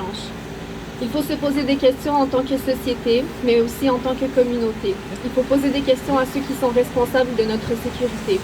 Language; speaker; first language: French; early bilingual, other home language; Arabic